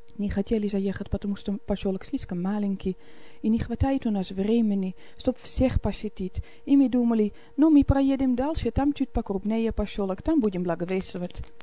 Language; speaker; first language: Russian; non-native, fluent; Dutch